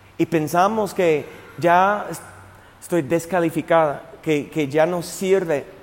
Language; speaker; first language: Spanish; non-native, fluent; English